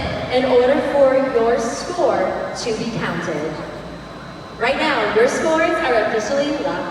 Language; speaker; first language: English; native; English